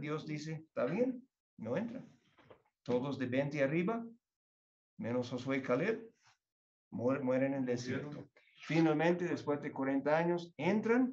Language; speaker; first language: Spanish; non-native, fluent; English